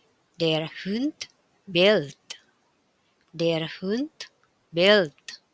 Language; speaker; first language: German; non-native, fluent; Indonesian